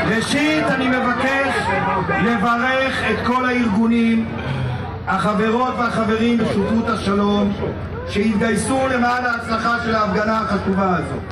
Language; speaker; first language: Hebrew; native; Hebrew